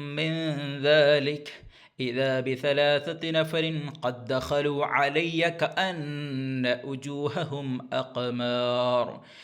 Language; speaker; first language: Arabic; non-native, fluent; Malayalam